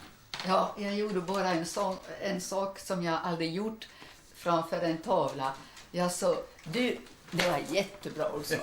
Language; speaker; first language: Swedish; non-native, fluent; French